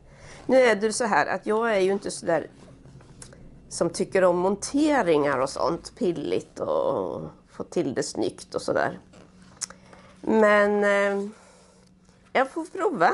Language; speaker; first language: Swedish; native; Swedish